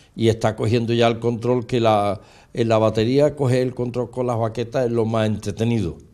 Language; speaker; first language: Spanish; native; Spanish